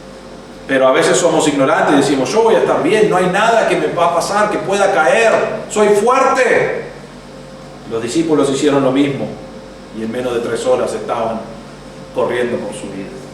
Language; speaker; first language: Spanish; native; Spanish